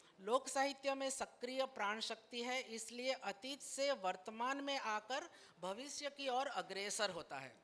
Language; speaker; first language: Hindi; non-native, local second language; Bangla